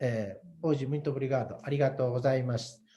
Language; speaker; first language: Portuguese; non-native, learner; Japanese